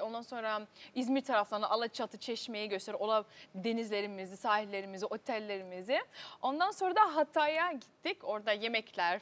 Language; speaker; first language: Turkish; early bilingual, heritage; Turkish